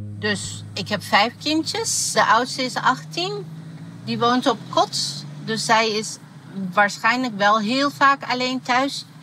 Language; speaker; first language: Dutch; non-native, fluent; Turkish